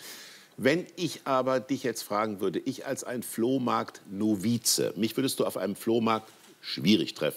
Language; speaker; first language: German; native; German